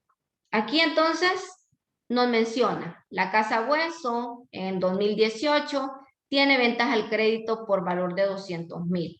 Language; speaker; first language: Spanish; native; Spanish